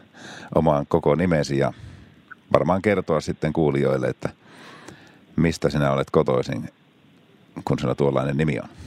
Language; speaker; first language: Finnish; native; Finnish